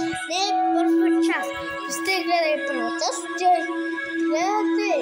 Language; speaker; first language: Bulgarian; early bilingual, heritage; Bulgarian